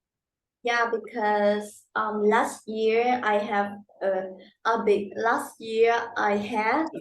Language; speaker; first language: English; non-native, learner; Vietnamese